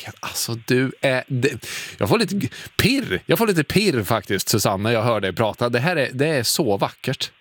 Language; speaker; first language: Swedish; native; Swedish